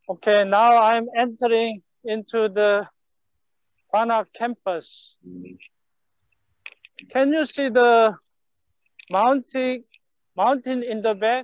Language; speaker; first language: English; non-native, fluent; Korean